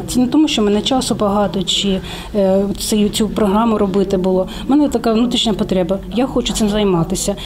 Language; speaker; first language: Ukrainian; native; Ukrainian